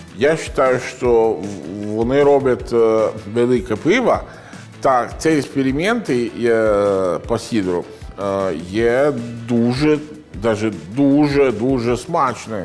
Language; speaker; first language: Ukrainian; non-native, learner; Italian